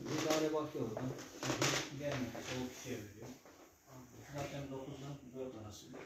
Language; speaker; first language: Turkish; native; Turkish